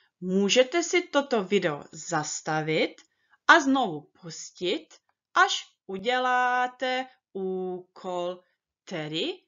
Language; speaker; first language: Czech; early bilingual, heritage; Czech